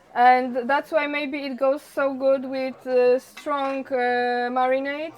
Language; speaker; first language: English; non-native, fluent; Polish